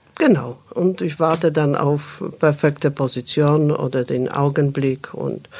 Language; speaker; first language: German; non-native, fluent; Polish